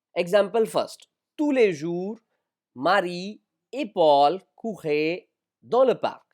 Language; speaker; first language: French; non-native, fluent; Hindi